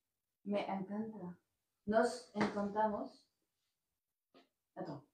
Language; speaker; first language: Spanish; non-native, learner; French